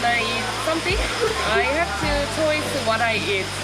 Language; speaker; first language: English; non-native, learner; Korean